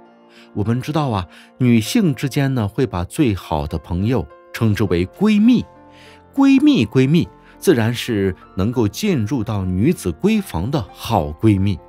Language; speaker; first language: Chinese; native; Chinese